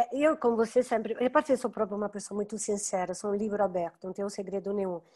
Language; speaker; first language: Portuguese; non-native, fluent; Italian